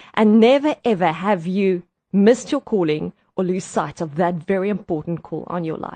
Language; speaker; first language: English; non-native, local second language; Afrikaans